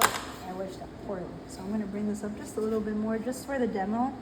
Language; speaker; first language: English; native; English